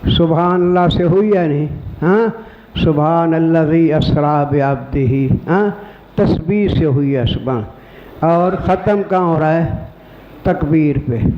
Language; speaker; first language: Urdu; non-native, local second language; Saraiki